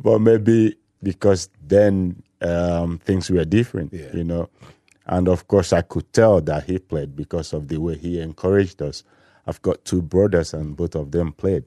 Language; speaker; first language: English; non-native, local second language; Igbo